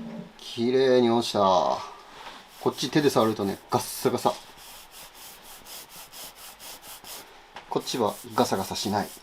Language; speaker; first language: Japanese; native; Japanese